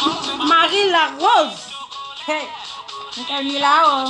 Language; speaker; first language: French; non-native, local second language; Ewe